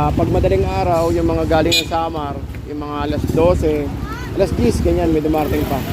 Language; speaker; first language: Filipino; native; Filipino